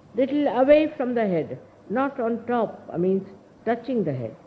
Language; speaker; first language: English; non-native, local second language; Hindi